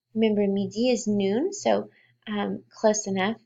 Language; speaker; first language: English; native; English